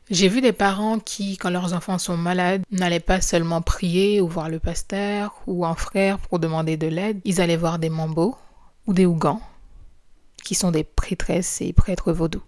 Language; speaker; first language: French; non-native, local second language; Haitian Creole